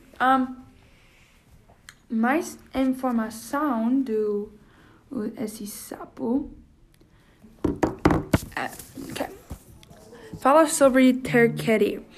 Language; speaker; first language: Portuguese; non-native, learner; English